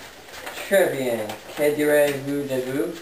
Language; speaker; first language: French; non-native, learner; English